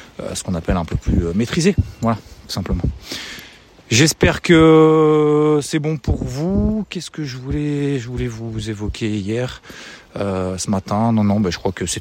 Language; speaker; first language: French; native; French